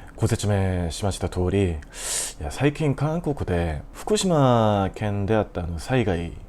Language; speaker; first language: Japanese; non-native, fluent; Korean